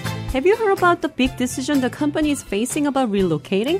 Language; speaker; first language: English; non-native, fluent; Korean